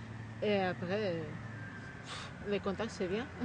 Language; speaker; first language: French; non-native, learner; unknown